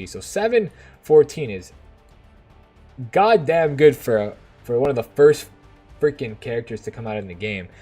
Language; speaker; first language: English; native; English